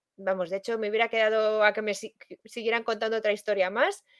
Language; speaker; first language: Spanish; native; Spanish